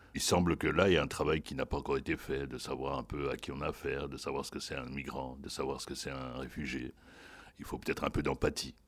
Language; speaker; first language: French; non-native, local second language; Lingala